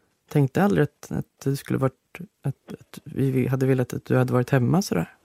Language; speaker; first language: Swedish; native; Swedish